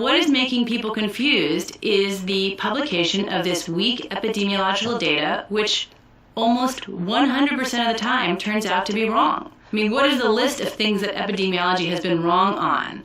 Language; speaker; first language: English; native; English